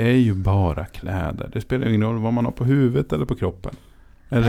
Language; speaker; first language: Swedish; native; Swedish